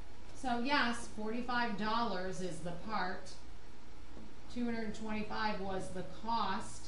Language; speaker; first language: English; native; English